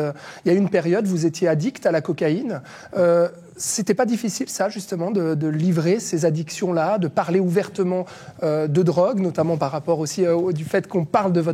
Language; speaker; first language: French; native; French